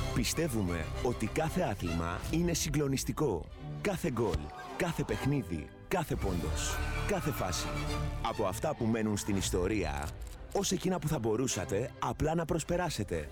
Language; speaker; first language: Greek; native; Greek